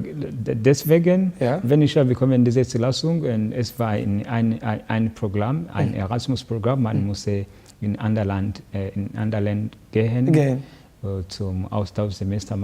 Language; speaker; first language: German; non-native, learner; Kinyarwanda